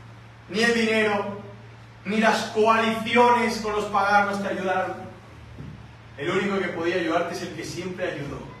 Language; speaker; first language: Spanish; native; Spanish